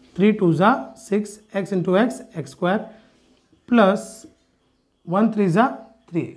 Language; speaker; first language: Hindi; non-native, local second language; Marathi